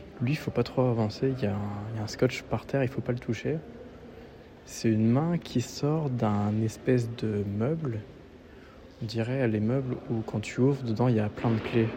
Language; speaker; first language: French; native; French